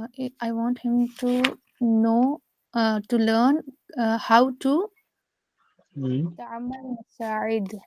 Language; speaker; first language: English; non-native, learner; Urdu